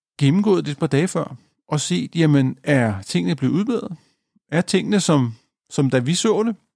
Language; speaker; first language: Danish; native; Danish